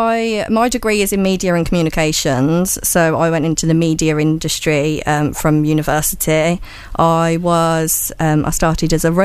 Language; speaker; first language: English; native; English